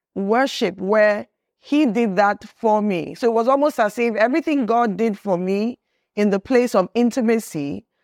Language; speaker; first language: English; non-native, local second language; Yoruba